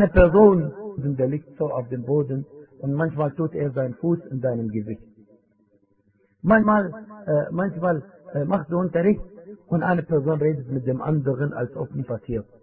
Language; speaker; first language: German; non-native, fluent; Arabic